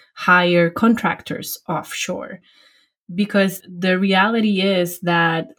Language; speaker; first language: English; non-native, fluent; Polish